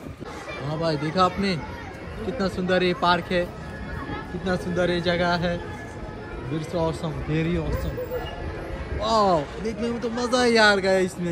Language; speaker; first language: Hindi; non-native, learner; Bangla